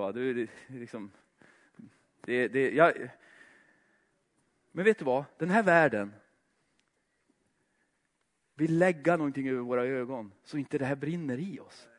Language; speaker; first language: Swedish; native; Swedish